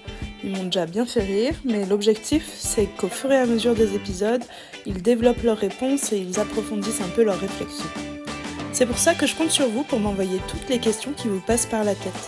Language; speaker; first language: French; native; French